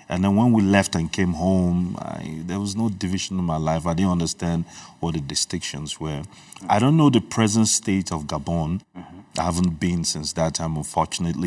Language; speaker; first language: English; early bilingual, other home language; Igbo